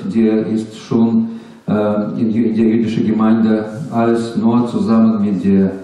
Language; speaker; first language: German; non-native, learner; Russian